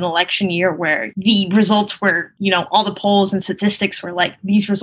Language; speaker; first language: English; early bilingual, other home language; Spanish